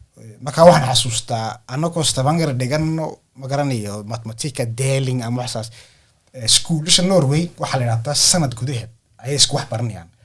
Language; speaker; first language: Somali; early bilingual, heritage; Somali